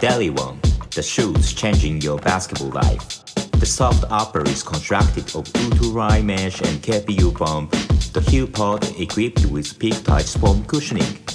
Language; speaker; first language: English; non-native, learner; Japanese